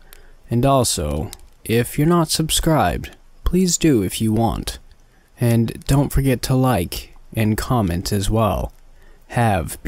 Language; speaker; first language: English; native; English